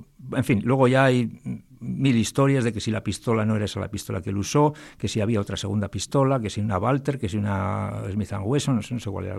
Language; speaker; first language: Spanish; native; Spanish